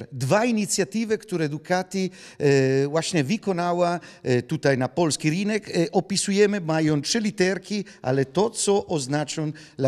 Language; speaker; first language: Polish; non-native, fluent; Italian